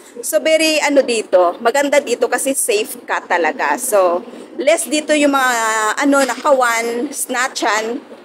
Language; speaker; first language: Filipino; non-native, local second language; Hiligaynon